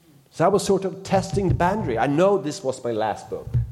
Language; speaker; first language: English; non-native, fluent; Swedish